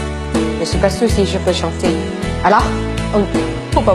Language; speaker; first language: French; non-native, fluent; Thai